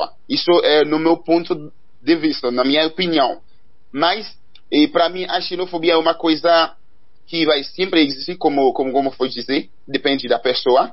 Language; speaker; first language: Portuguese; non-native, learner; Haitian Creole